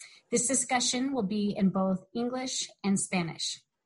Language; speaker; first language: English; native; English